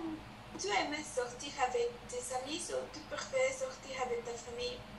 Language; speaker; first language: French; non-native, learner; Spanish